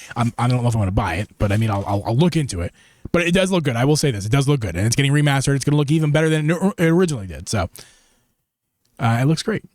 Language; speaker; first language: English; native; English